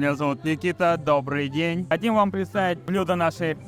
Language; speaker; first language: Russian; native; Russian